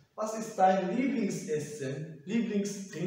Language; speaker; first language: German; non-native, learner; Turkish